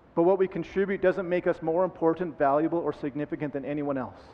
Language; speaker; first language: English; native; English